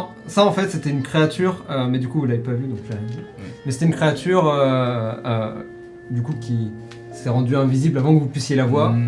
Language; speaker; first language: French; native; French